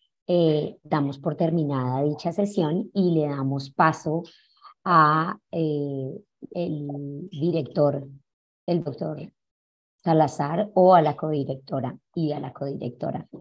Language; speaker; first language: Spanish; native; Spanish